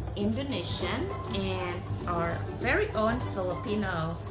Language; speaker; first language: English; non-native, local second language; Cebuano